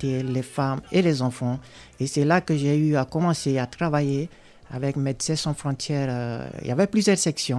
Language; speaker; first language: French; non-native, local second language; Sango